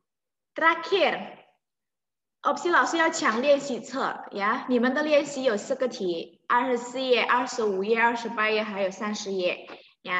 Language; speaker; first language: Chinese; non-native, fluent; Indonesian